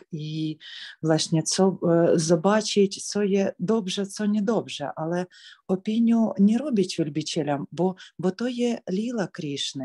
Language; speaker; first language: Polish; non-native, learner; Ukrainian